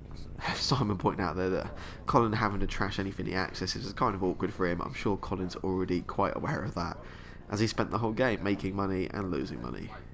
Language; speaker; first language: English; native; English